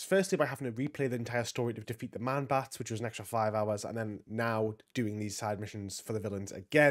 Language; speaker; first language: English; native; English